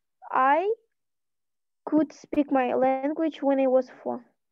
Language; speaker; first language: English; non-native, learner; Russian